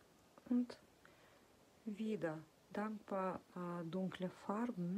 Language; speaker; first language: German; non-native, fluent; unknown